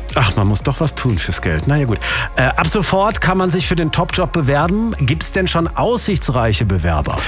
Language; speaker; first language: German; native; German